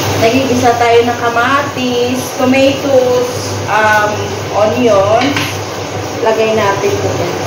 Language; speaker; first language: Filipino; native; Filipino